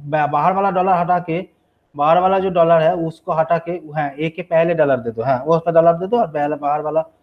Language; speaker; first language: Hindi; non-native, local second language; Bangla